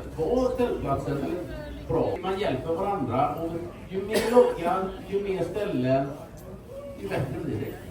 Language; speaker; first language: Swedish; native; Swedish